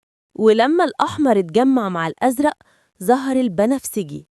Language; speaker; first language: Arabic; native; Arabic